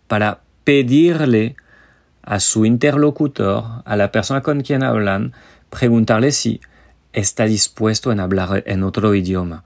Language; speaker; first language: Spanish; non-native, fluent; French